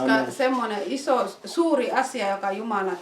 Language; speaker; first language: Finnish; non-native, fluent; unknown